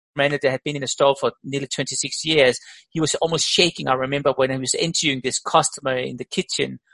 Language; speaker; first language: English; non-native, fluent; Danish